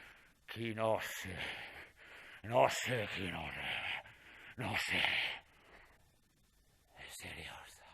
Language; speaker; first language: Italian; non-native, learner; English